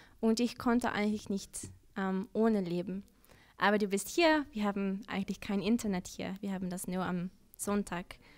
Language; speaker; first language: German; non-native, learner; Dutch